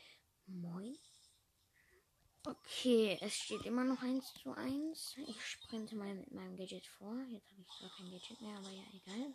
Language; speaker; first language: German; native; German